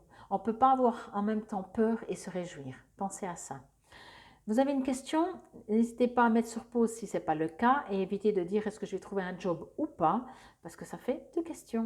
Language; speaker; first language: French; native; French